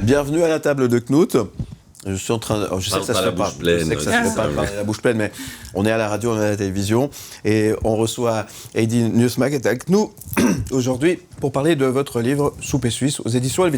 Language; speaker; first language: French; native; French